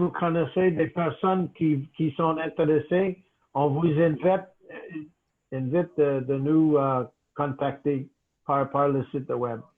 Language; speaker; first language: French; non-native, local second language; English